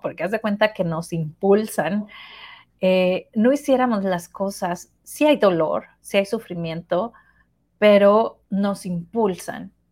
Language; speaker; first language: Spanish; native; Spanish